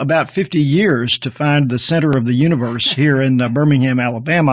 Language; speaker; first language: English; native; English